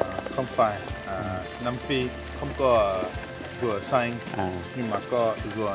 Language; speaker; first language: Vietnamese; non-native, learner; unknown